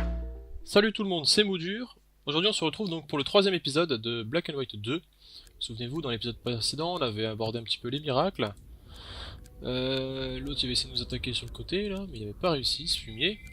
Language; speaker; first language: French; native; French